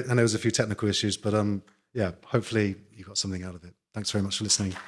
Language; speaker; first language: English; native; English